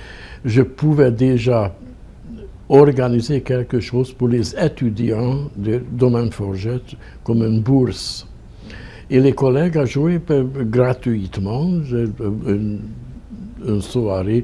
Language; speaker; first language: French; non-native, fluent; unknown